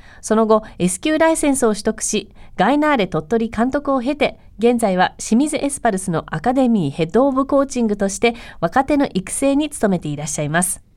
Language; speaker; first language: Japanese; native; Japanese